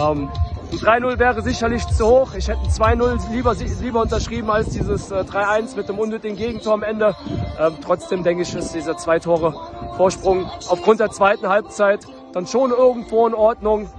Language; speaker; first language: German; native; German